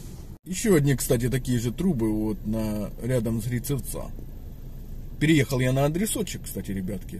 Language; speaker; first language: Russian; native; Russian